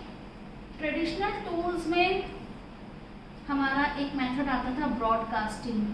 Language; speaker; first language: Hindi; native; Hindi